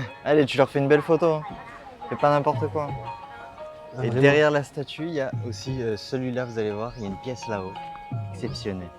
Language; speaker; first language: French; native; French